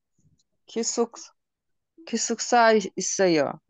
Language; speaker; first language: Korean; non-native, learner; Kyrgyz